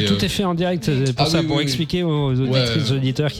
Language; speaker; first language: French; native; French